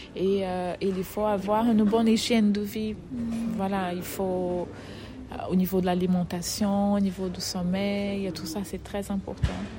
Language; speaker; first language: French; non-native, fluent; Portuguese